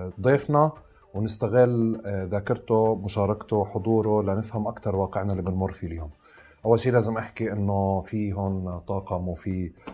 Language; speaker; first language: Arabic; native; Arabic